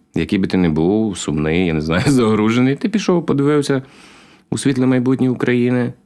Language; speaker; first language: Ukrainian; native; Ukrainian